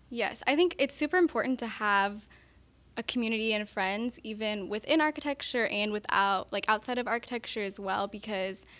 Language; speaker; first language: English; native; English